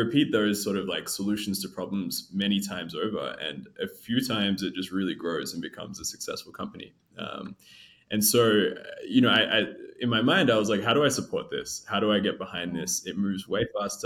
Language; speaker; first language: English; native; English